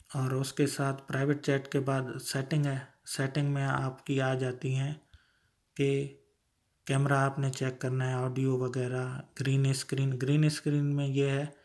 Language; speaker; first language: Urdu; non-native, local second language; Sindhi